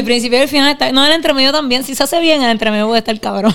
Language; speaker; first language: Spanish; native; Spanish